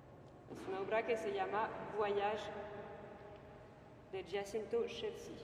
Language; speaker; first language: Spanish; non-native, fluent; French